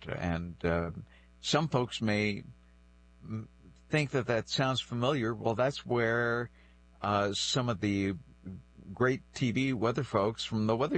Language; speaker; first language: English; non-native, local second language; French